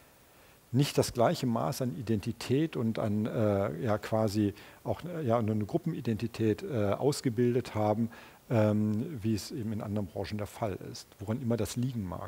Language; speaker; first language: German; native; German